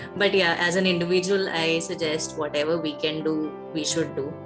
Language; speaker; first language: English; non-native, local second language; Hindi